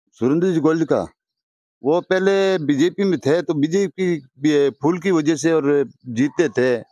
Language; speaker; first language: Hindi; native; Hindi